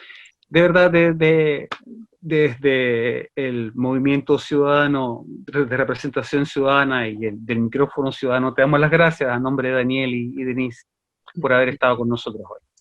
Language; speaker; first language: Spanish; native; Spanish